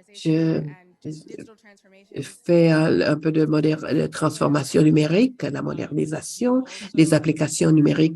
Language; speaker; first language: French; non-native, fluent; English